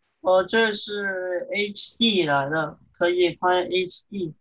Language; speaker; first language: Chinese; early bilingual, heritage; English